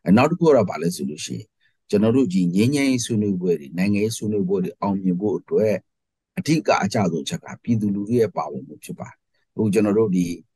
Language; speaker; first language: Burmese; non-native, local second language; Pa'o Karen